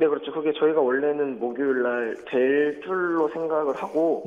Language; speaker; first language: Korean; native; Korean